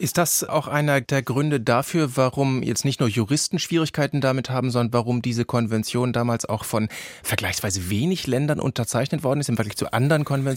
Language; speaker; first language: German; native; German